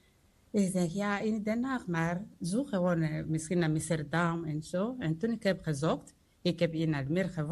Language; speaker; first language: Dutch; non-native, learner; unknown